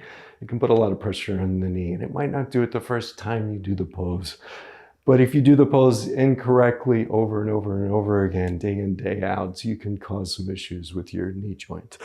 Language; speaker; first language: English; native; English